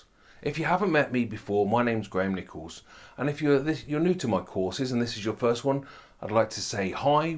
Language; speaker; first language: English; native; English